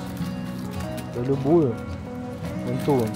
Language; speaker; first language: Russian; native; Russian